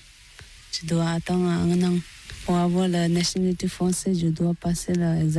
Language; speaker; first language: French; non-native, learner; Tibetan